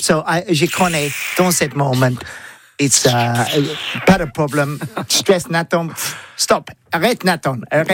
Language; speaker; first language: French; non-native, learner; English